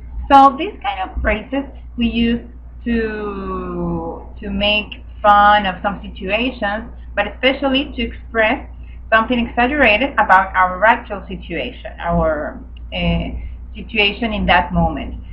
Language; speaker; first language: English; non-native, fluent; Spanish